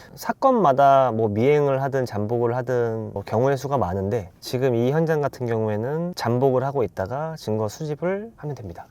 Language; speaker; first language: Korean; native; Korean